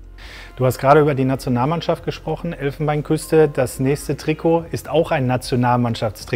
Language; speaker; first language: German; native; German